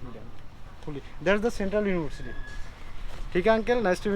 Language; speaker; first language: English; non-native, learner; Bangla